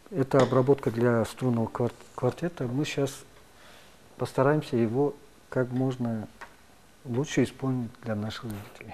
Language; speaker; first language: Russian; non-native, local second language; Tajik